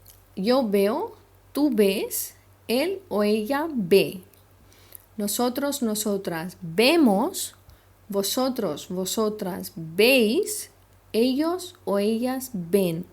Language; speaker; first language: Spanish; non-native, fluent; Hindi